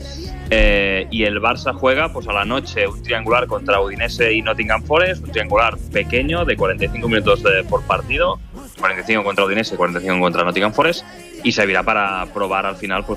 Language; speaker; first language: Spanish; non-native, local second language; Catalan